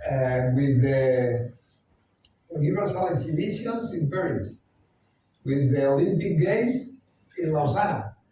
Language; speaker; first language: English; non-native, fluent; Spanish